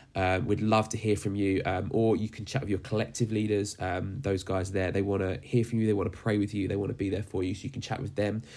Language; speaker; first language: English; native; English